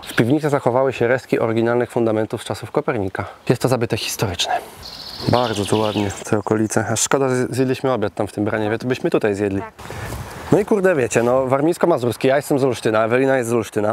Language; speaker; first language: Polish; native; Polish